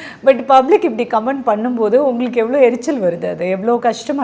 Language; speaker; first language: Tamil; native; Tamil